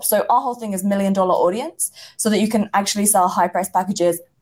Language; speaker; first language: English; native; English